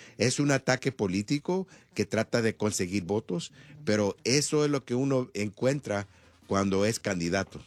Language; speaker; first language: Spanish; early bilingual, heritage; Spanish